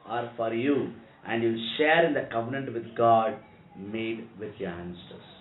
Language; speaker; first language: English; non-native, local second language; Telugu